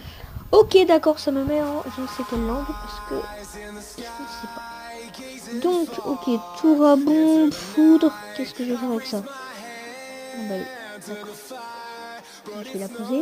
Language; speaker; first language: French; native; French